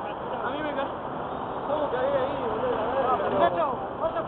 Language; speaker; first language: Spanish; native; Spanish